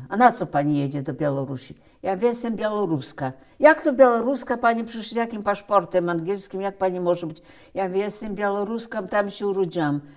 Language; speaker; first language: Polish; early bilingual, heritage; Polish